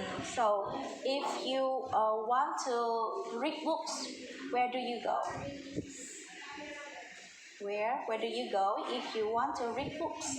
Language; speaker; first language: English; non-native, fluent; Vietnamese